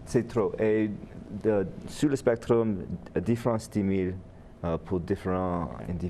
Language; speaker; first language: French; non-native, learner; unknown